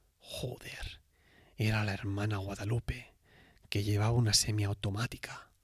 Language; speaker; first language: Spanish; native; Spanish